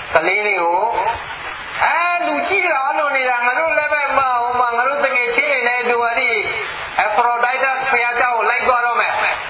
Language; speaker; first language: Burmese; non-native, local second language; Hakha Chin